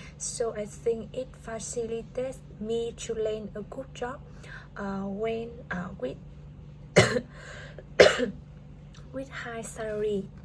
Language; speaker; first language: English; non-native, learner; Vietnamese